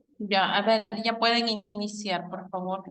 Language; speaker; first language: Spanish; native; Spanish